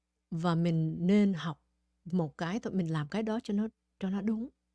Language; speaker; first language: Vietnamese; early bilingual, heritage; Vietnamese